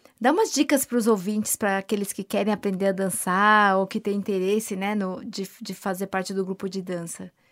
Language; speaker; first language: Portuguese; native; Portuguese